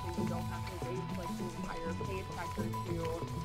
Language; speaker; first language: English; native; English